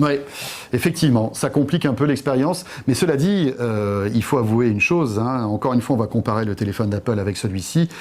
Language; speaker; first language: French; native; French